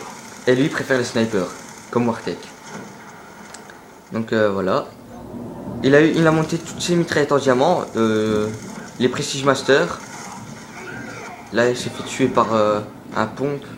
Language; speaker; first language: French; native; French